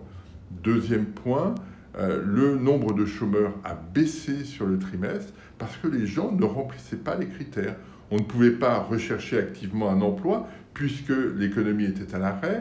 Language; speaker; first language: French; native; French